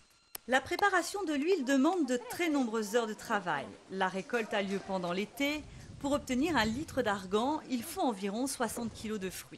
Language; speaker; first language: French; native; French